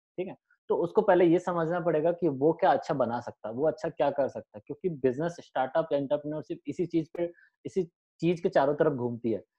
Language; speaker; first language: Hindi; native; Hindi